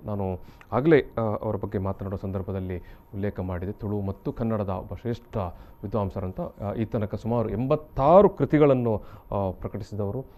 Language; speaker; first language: Kannada; non-native, local second language; Tulu